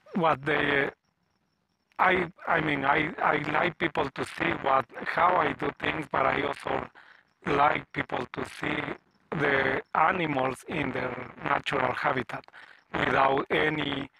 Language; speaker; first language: English; non-native, fluent; Spanish